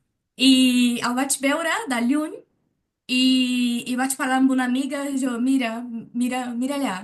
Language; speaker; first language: Catalan; non-native, learner; Portuguese